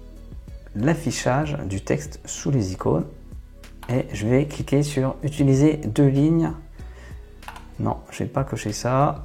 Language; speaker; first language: French; native; French